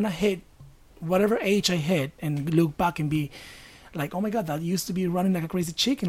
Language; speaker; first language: English; non-native, fluent; Spanish